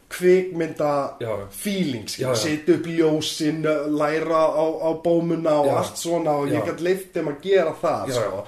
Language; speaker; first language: Icelandic; native; Icelandic